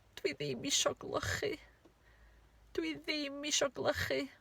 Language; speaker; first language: Welsh; native; Welsh